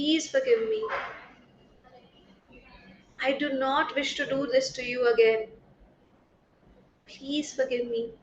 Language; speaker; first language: English; non-native, local second language; Hindi